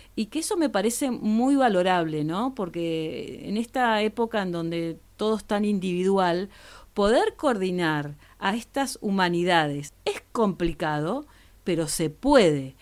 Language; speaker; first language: Spanish; native; Spanish